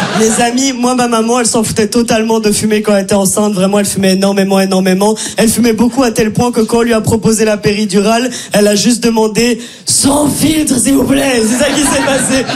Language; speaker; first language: French; native; French